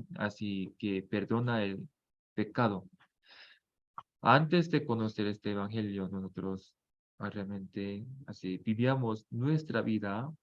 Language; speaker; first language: Spanish; non-native, fluent; Korean